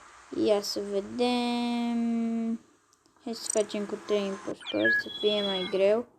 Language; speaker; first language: Romanian; native; Romanian